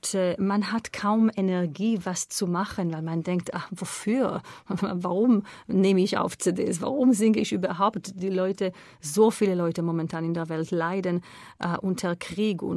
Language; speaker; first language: German; non-native, fluent; Hebrew